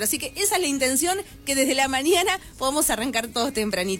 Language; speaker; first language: Spanish; native; Spanish